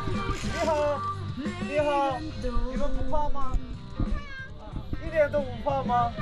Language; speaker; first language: Chinese; non-native, learner; Korean